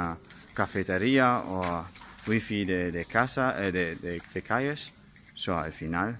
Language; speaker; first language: Spanish; non-native, learner; German